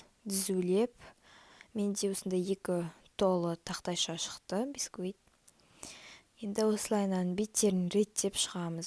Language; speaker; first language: Kazakh; native; Kazakh